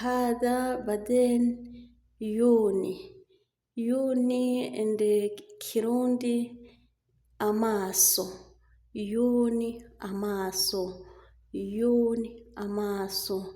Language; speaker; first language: Arabic; non-native, learner; Rundi